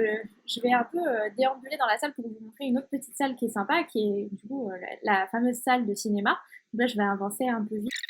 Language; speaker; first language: French; native; French